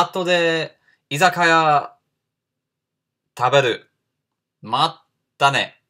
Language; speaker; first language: Japanese; non-native, learner; English